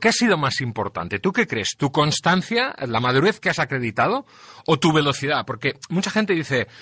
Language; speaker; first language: Spanish; non-native, local second language; Catalan